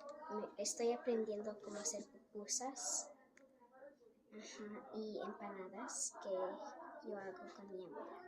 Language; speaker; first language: Spanish; early bilingual, heritage; Spanish